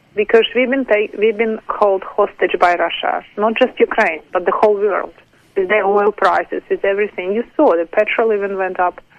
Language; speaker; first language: English; non-native, fluent; Ukrainian